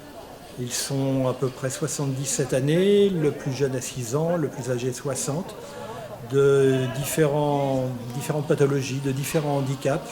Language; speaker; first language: French; native; French